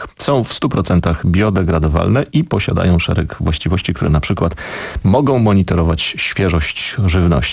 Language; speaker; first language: Polish; native; Polish